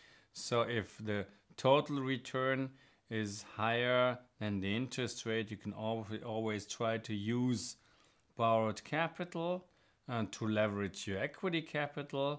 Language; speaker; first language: English; non-native, fluent; German